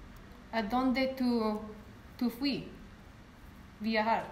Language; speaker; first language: Spanish; non-native, learner; English